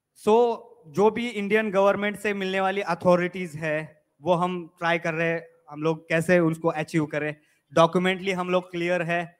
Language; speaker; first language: Hindi; non-native, local second language; Marathi